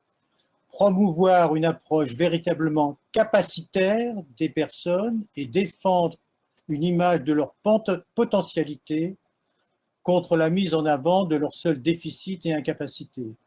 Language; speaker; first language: French; native; French